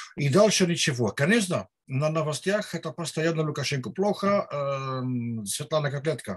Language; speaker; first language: Russian; non-native, learner; Dutch